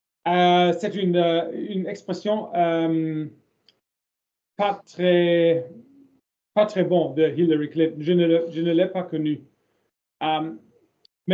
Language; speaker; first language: French; non-native, learner; German